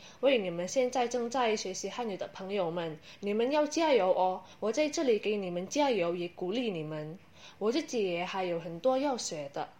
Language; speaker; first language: Chinese; non-native, learner; Indonesian